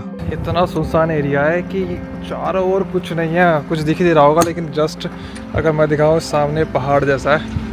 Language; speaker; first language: Hindi; native; Hindi